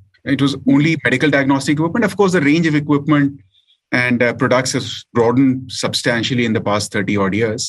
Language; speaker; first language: English; non-native, local second language; Hindi